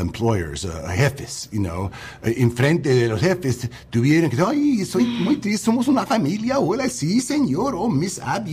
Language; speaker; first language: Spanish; non-native, fluent; English